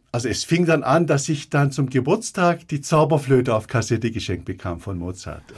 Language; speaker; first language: German; early bilingual, other home language; Turkish